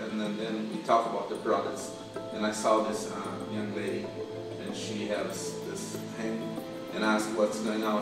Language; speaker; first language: English; non-native, learner; Portuguese